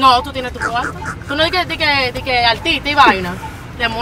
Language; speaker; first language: Spanish; native; Spanish